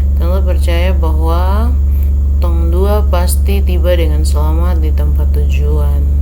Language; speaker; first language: Indonesian; native; Indonesian